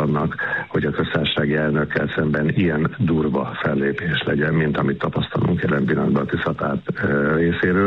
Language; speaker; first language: Hungarian; native; Hungarian